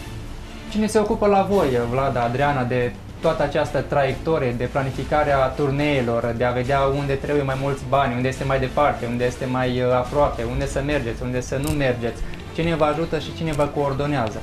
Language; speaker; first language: Romanian; native; Romanian